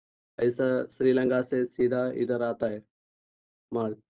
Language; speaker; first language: Hindi; non-native, local second language; Malayalam